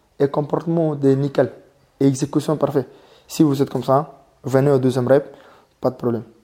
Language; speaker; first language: French; non-native, learner; Mongolian